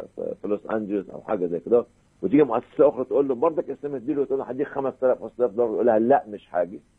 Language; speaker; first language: Arabic; native; Arabic